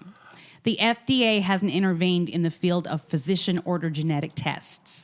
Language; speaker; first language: English; native; English